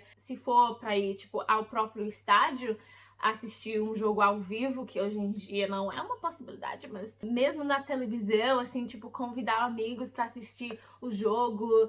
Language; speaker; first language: Portuguese; early bilingual, heritage; English